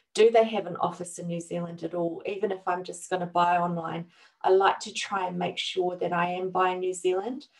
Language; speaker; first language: English; native; English